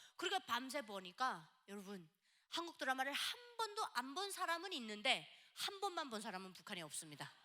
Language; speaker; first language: Korean; native; Korean